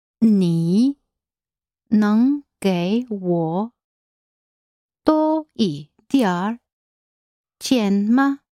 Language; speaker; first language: Chinese; non-native, learner; English